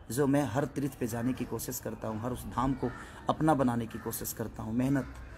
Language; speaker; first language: Hindi; native; Hindi